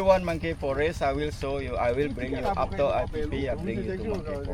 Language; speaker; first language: English; non-native, learner; Indonesian